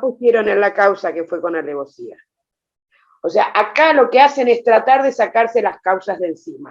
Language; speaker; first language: Spanish; native; Spanish